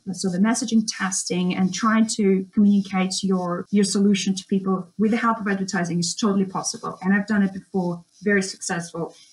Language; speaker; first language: English; non-native, fluent; Russian